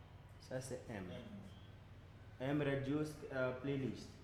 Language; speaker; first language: French; non-native, learner; Portuguese